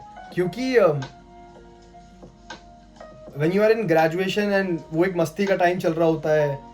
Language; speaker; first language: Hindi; native; Hindi